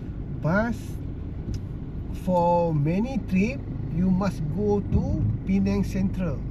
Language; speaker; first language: English; non-native, learner; Malay